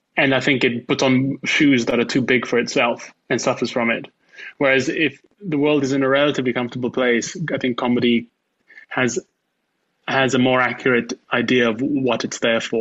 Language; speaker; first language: English; native; English